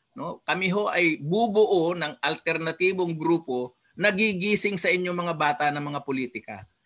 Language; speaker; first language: Filipino; non-native, local second language; Iloko